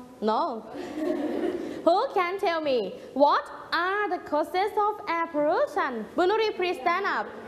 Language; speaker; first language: English; non-native, fluent; Thai